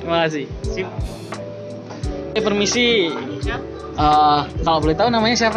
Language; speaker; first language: Indonesian; native; Indonesian